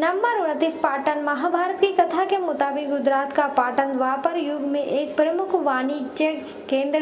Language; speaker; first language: Hindi; native; Hindi